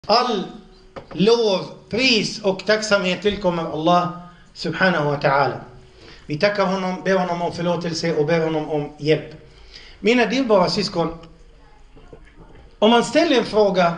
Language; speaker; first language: Swedish; non-native, local second language; Arabic